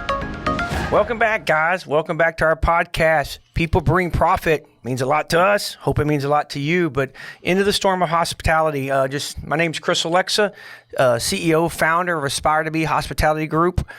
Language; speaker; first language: English; native; English